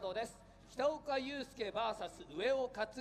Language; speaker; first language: Japanese; native; Japanese